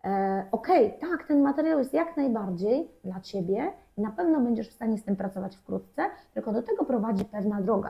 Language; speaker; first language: Polish; native; Polish